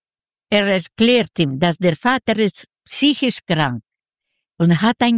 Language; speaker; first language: German; non-native, learner; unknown